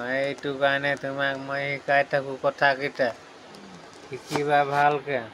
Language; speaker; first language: Assamese; non-native, local second language; Sadri